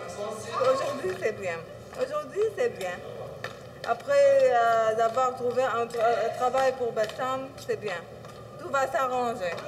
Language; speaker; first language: French; non-native, fluent; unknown